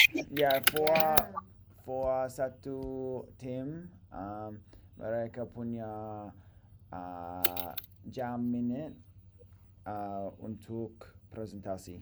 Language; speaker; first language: Indonesian; non-native, learner; English